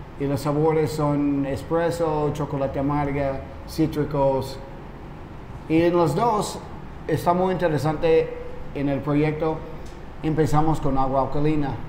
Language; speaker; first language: Spanish; non-native, fluent; English